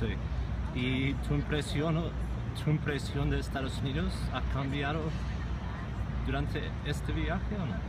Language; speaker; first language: Spanish; non-native, fluent; English